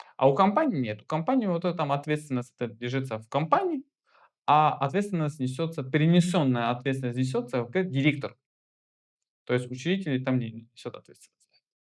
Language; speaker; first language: Russian; non-native, fluent; Armenian